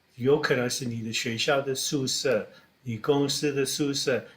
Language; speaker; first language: Chinese; non-native, fluent; English